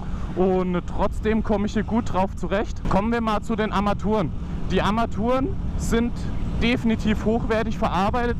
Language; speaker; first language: German; native; German